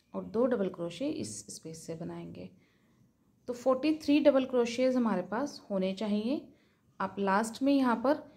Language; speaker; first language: Hindi; native; Hindi